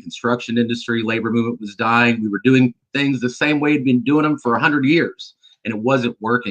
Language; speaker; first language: English; native; English